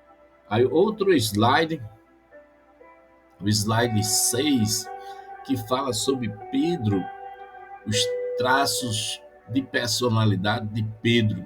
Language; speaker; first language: Portuguese; native; Portuguese